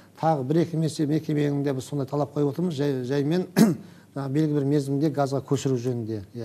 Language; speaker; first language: Kazakh; native; Kazakh